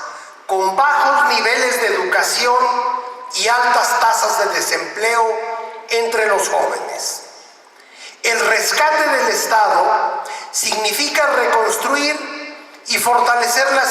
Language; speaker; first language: Spanish; native; Spanish